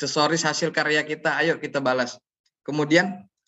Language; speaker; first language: Indonesian; native; Indonesian